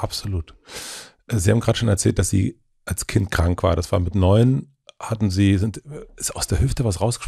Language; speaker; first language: German; native; German